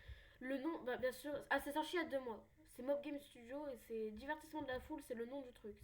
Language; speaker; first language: French; native; French